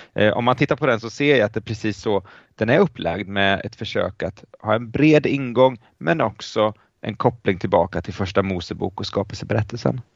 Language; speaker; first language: Swedish; native; Swedish